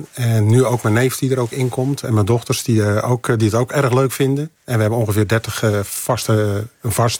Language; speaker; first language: Dutch; native; Dutch